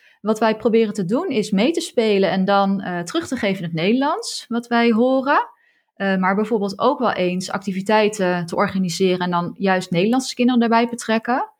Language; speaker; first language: Dutch; native; Dutch